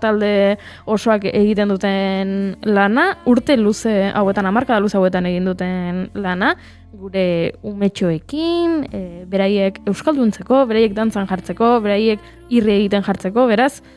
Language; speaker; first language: Basque; native; Basque